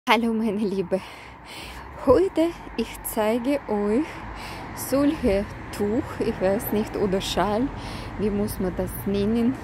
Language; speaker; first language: German; non-native, learner; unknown